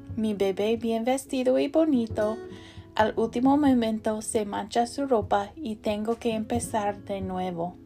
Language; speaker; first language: Spanish; non-native, learner; English